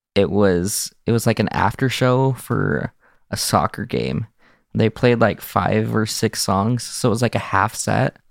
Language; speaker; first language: English; native; English